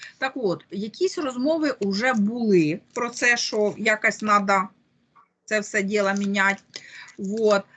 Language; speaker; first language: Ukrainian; native; Ukrainian